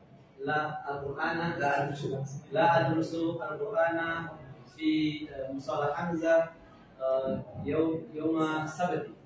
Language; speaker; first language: Arabic; non-native, learner; Indonesian